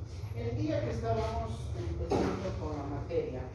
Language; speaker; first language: Spanish; native; Spanish